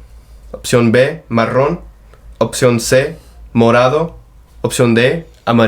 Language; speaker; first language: Spanish; non-native, fluent; English